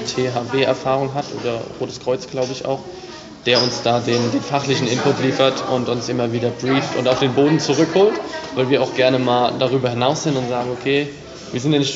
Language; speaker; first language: German; native; German